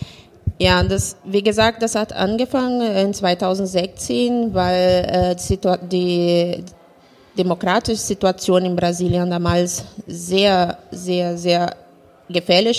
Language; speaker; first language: German; non-native, fluent; Portuguese